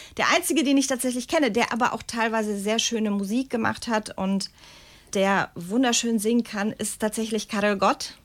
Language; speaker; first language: German; early bilingual, other home language; Czech